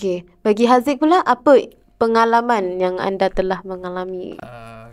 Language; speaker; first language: Malay; native; Malay